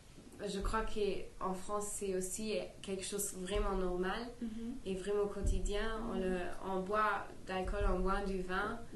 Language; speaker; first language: French; non-native, learner; English